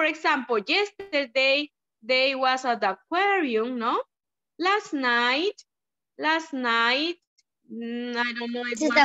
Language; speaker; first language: English; non-native, learner; Spanish